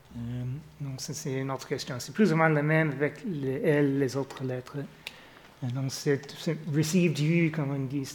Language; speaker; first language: French; non-native, fluent; English